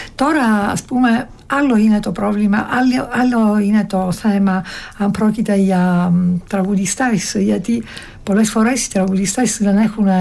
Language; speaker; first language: Greek; non-native, fluent; Italian